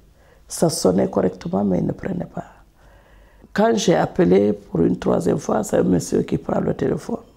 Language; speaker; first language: French; non-native, local second language; Fula